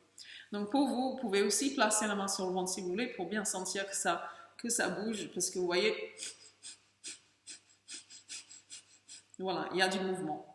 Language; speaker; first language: French; native; French